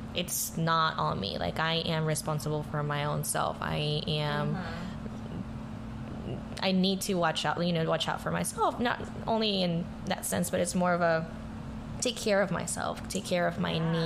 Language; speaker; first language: English; early bilingual, other home language; Spanish